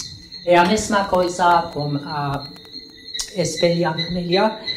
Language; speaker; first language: Portuguese; non-native, learner; French